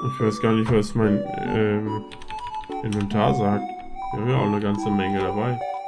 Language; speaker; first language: German; native; German